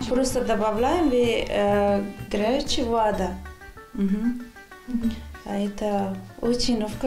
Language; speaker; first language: Russian; non-native, learner; Persian